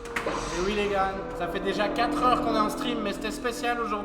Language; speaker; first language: French; native; French